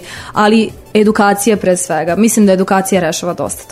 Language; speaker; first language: Serbian; native; Serbian